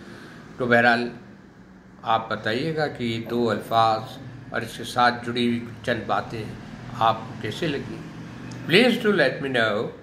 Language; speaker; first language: Hindi; native; Hindi